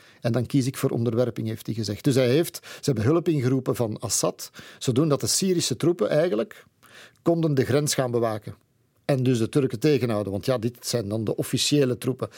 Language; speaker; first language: Dutch; native; Dutch